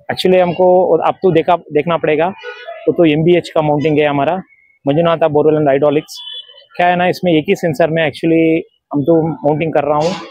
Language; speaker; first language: Hindi; non-native, local second language; Kannada